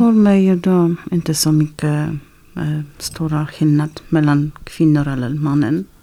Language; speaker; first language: Swedish; non-native, learner; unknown